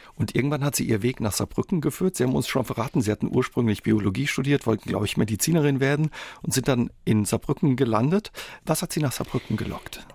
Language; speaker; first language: German; native; German